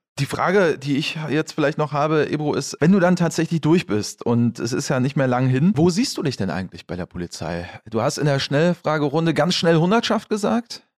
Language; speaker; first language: German; native; German